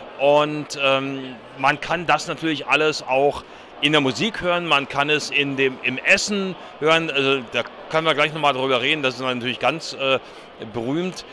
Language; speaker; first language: German; native; German